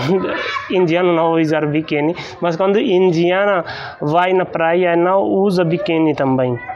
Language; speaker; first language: Portuguese; non-native, learner; Hindi